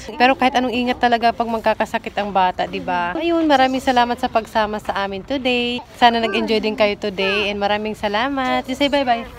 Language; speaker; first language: Filipino; native; Filipino